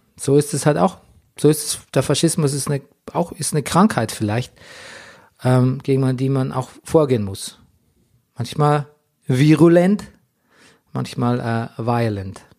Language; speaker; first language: German; native; German